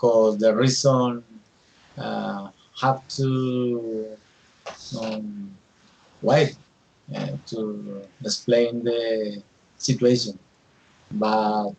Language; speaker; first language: English; non-native, learner; Spanish